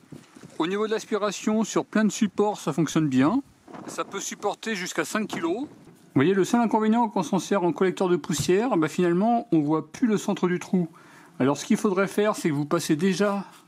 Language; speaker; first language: French; native; French